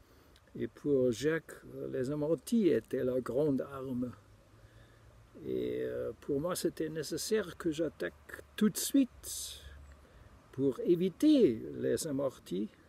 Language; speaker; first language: French; non-native, fluent; German